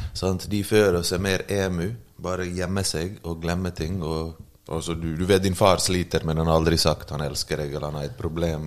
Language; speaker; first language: Norwegian; early bilingual, other home language; Bosnian